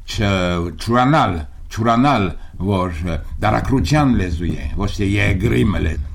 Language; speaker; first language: Armenian; early bilingual, heritage; Armenian